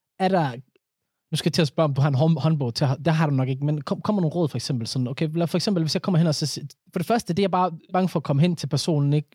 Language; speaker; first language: Danish; early bilingual, other home language; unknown